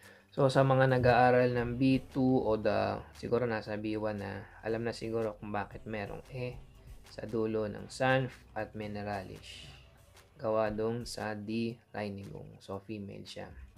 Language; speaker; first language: Filipino; native; Filipino